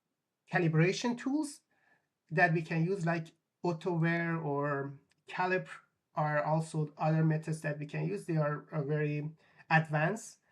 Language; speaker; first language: English; non-native, fluent; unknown